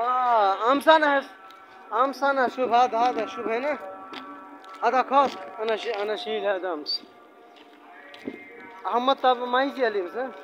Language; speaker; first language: Arabic; non-native, learner; Bangla